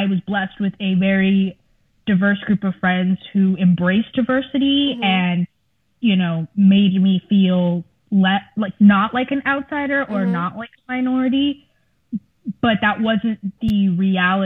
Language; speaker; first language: English; early bilingual, other home language; Spanish